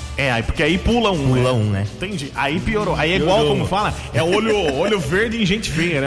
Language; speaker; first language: Portuguese; native; Portuguese